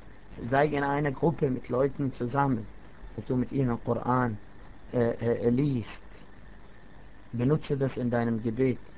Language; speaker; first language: German; non-native, fluent; Arabic